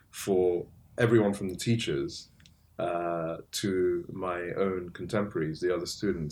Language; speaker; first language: English; native; English